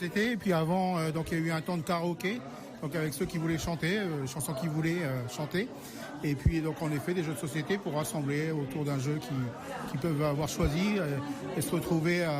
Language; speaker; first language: French; native; French